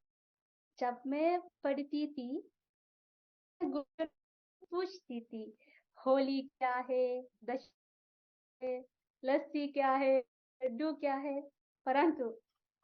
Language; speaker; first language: Hindi; non-native, fluent; Sinhala